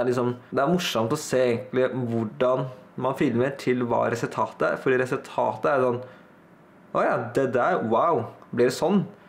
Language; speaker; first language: Norwegian; early bilingual, other home language; Thai